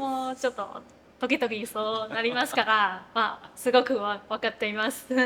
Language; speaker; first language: Japanese; non-native, fluent; Chinese